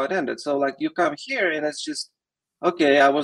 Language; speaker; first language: English; non-native, fluent; Russian